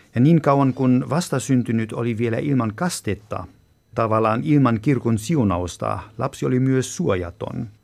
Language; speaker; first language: Finnish; non-native, fluent; German